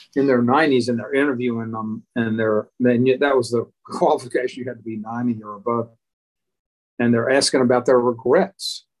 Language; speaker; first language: English; native; English